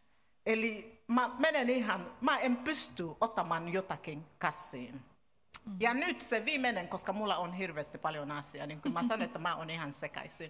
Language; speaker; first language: Finnish; non-native, learner; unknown